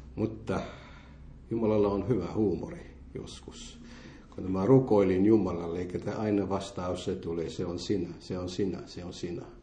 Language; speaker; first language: Finnish; non-native, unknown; Morisyen